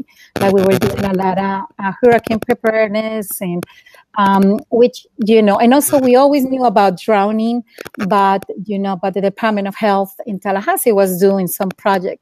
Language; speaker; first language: English; non-native, fluent; Spanish